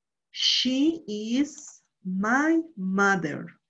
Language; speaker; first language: English; non-native, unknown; Spanish